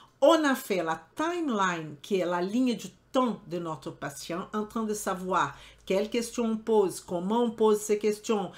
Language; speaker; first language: French; non-native, fluent; Portuguese